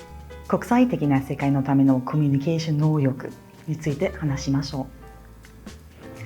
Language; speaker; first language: Japanese; non-native, fluent; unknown